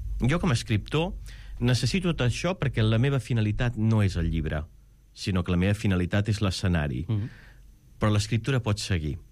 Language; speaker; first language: Catalan; native; Catalan